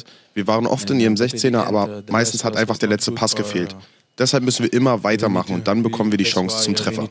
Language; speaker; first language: German; native; German